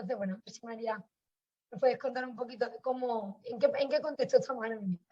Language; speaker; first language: Spanish; native; Spanish